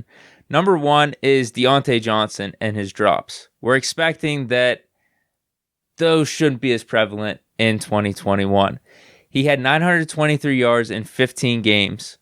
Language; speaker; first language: English; native; English